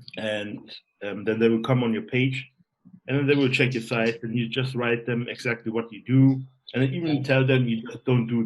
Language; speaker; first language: English; non-native, fluent; German